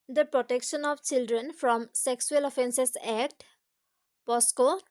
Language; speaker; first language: English; non-native, local second language; Assamese